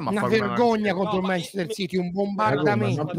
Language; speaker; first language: Italian; native; Italian